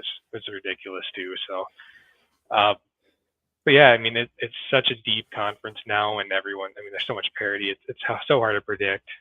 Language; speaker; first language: English; native; English